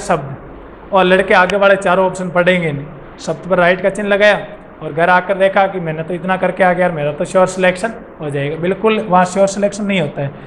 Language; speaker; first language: Hindi; native; Hindi